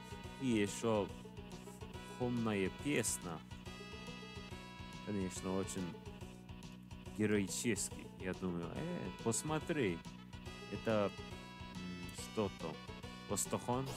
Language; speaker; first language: Russian; non-native, learner; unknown